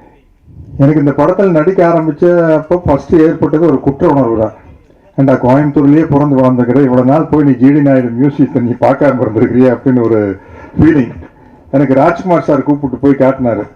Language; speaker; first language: Tamil; native; Tamil